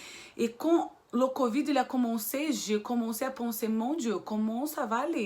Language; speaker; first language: French; non-native, fluent; Portuguese